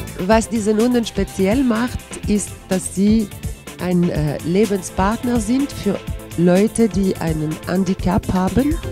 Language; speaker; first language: German; non-native, local second language; Italian